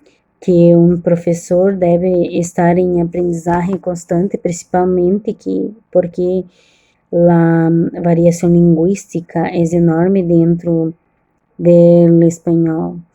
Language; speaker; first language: Spanish; non-native, learner; Portuguese